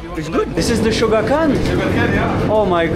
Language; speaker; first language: English; non-native, learner; French